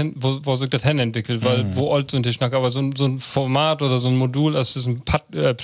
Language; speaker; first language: German; non-native, local second language; Low German